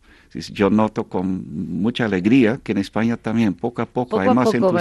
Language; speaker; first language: Spanish; non-native, fluent; Dutch